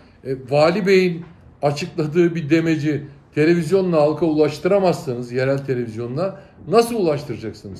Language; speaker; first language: Turkish; native; Turkish